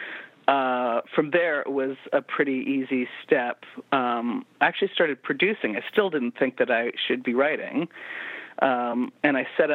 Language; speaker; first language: English; native; English